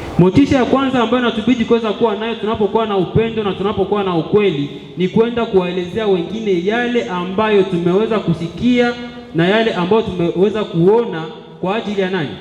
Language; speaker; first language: Swahili; native; Swahili